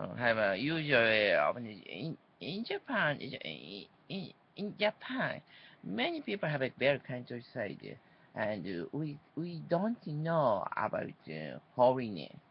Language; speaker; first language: English; non-native, learner; Japanese